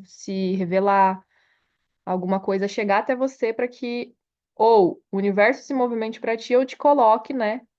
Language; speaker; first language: Portuguese; native; Portuguese